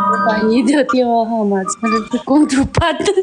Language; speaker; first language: Chinese; non-native, local second language; Tibetan